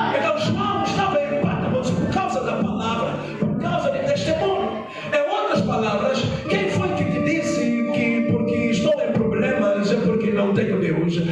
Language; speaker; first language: Portuguese; non-native, local second language; Tsonga